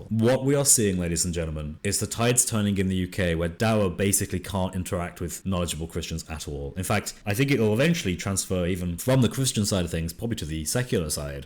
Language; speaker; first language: English; native; English